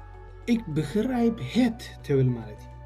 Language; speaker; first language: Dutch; non-native, learner; Tigrinya